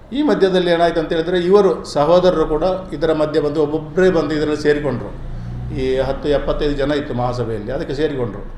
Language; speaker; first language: Kannada; non-native, local second language; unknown